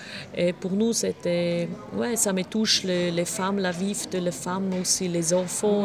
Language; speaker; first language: French; non-native, local second language; German